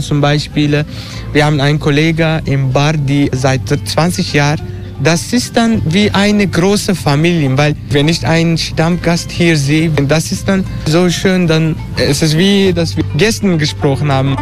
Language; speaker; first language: German; non-native, learner; Turkish